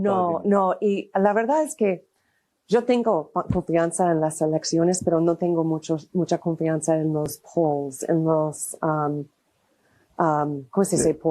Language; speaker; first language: Spanish; non-native, fluent; English